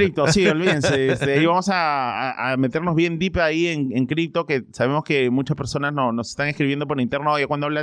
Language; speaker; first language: Spanish; native; Spanish